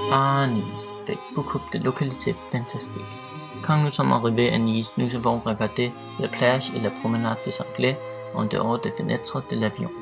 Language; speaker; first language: French; non-native, learner; Danish